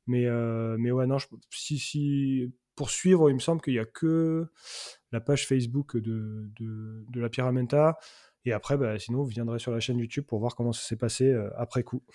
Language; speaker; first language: French; native; French